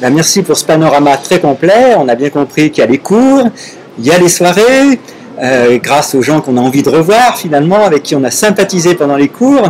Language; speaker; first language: French; native; French